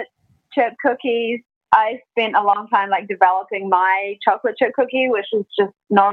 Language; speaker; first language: English; native; English